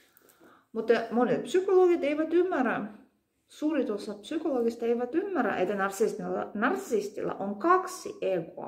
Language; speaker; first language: Finnish; non-native, fluent; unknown